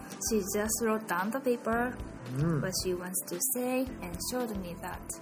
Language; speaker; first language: English; non-native, fluent; Japanese